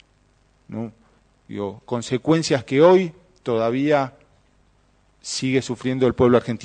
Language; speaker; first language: Spanish; native; Spanish